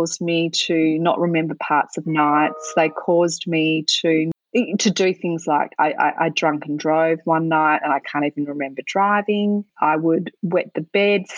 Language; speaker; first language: English; native; English